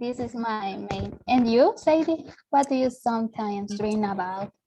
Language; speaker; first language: English; non-native, learner; Spanish